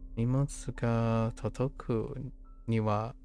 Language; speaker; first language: Japanese; non-native, learner; English